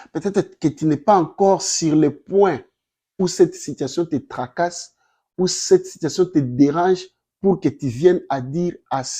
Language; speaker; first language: French; non-native, local second language; Lingala